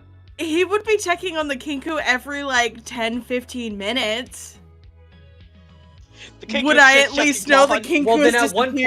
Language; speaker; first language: English; native; English